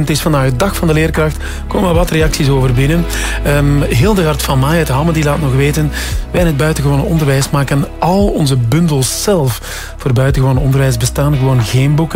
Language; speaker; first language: Dutch; native; Dutch